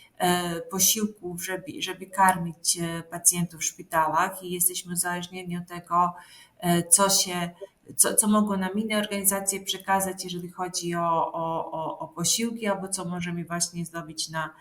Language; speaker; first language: Polish; non-native, fluent; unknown